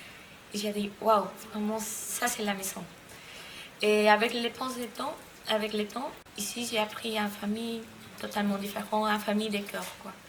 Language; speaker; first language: French; non-native, learner; Spanish